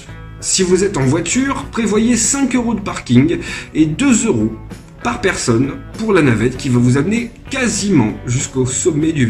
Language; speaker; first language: French; native; French